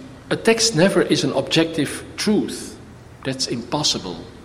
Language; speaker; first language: English; non-native, fluent; Dutch